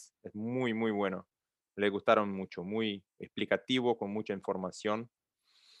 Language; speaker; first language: Spanish; non-native, learner; Portuguese